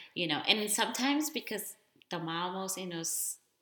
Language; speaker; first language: English; early bilingual, other home language; Spanish